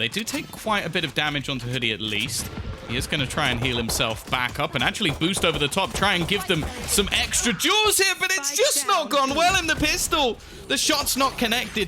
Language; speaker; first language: English; native; English